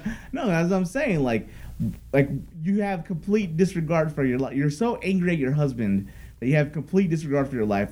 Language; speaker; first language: English; native; English